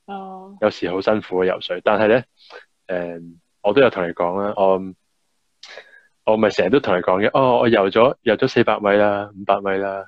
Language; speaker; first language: Chinese; early bilingual, heritage; Cantonese